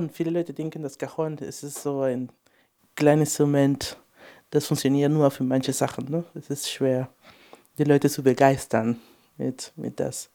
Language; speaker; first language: German; non-native, fluent; Spanish